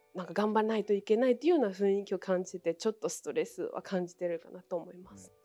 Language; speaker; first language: Japanese; non-native, fluent; Chinese